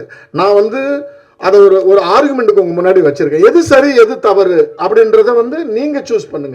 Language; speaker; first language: Tamil; native; Tamil